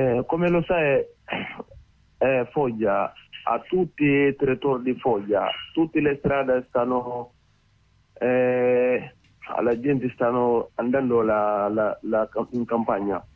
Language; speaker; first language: Italian; non-native, learner; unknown